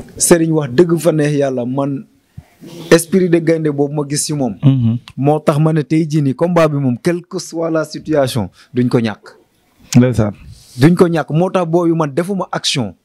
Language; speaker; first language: Wolof; non-native, local second language; Serer